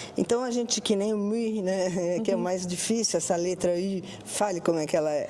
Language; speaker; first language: Portuguese; native; Portuguese